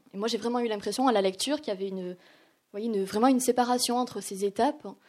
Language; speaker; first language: French; native; French